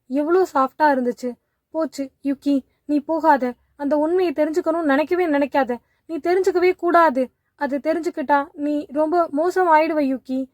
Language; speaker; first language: Tamil; native; Tamil